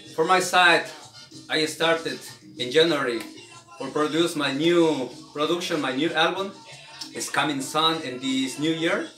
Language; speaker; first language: English; non-native, learner; Spanish